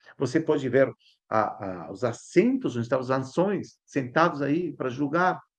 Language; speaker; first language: Portuguese; non-native, fluent; Spanish